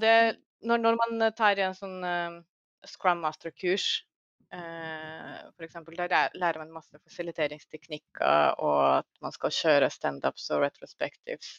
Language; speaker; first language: Norwegian; non-native, fluent; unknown